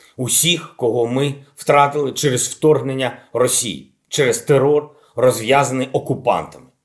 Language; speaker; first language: Ukrainian; non-native, local second language; Russian